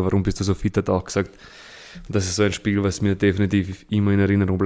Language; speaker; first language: German; early bilingual, other home language; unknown